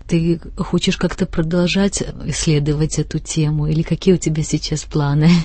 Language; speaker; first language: Russian; native; Russian